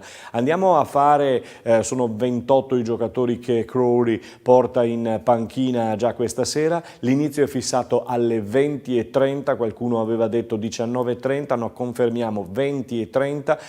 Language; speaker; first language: Italian; native; Italian